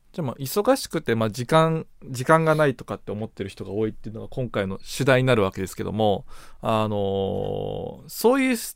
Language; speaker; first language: Japanese; native; Japanese